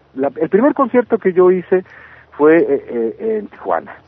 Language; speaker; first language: Spanish; native; Spanish